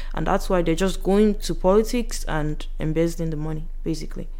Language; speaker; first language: English; non-native, local second language; Yoruba